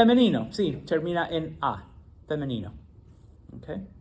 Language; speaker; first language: Spanish; non-native, fluent; English